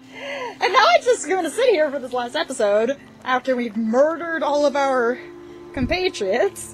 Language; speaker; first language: English; native; English